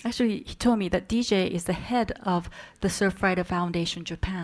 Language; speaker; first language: English; non-native, fluent; Japanese